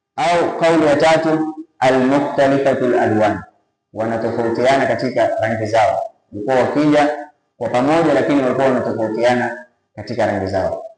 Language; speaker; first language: Swahili; native; Swahili